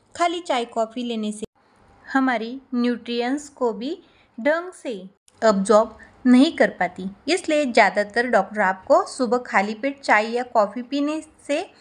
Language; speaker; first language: Hindi; non-native, local second language; Marathi